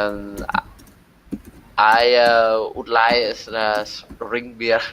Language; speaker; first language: English; non-native, learner; Vietnamese